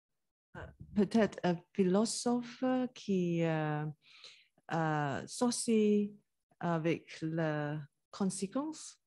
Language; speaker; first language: French; non-native, learner; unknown